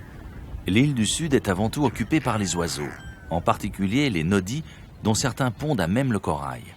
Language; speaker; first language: French; native; French